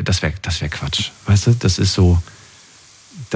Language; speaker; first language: German; native; German